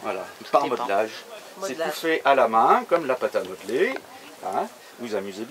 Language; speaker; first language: French; native; French